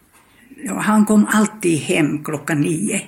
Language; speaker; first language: Swedish; non-native, fluent; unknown